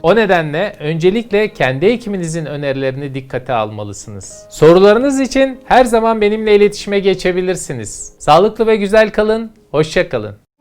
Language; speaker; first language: Turkish; native; Turkish